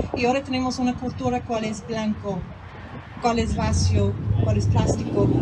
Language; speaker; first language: Spanish; non-native, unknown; English